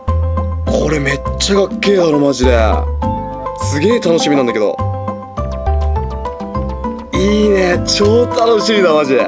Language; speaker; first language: Japanese; native; Japanese